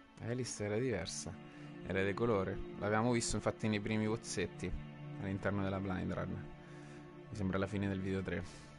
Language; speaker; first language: Italian; native; Italian